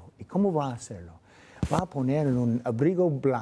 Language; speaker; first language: Spanish; non-native, fluent; English